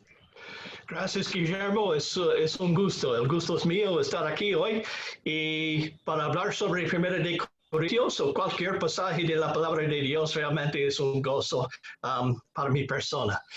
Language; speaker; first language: Spanish; non-native, fluent; English